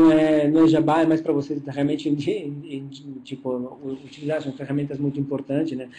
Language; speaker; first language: Portuguese; non-native, fluent; Italian